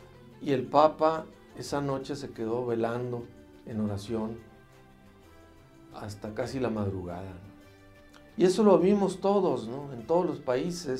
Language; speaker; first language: Spanish; native; Spanish